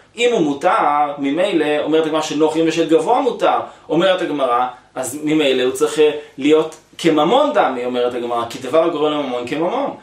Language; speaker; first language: Hebrew; native; Hebrew